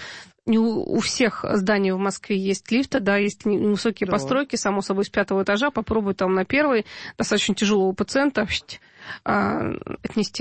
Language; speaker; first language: Russian; native; Russian